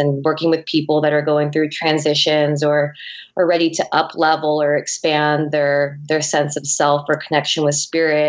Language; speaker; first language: English; native; English